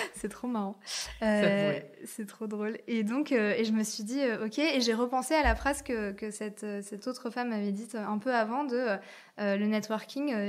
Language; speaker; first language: French; native; French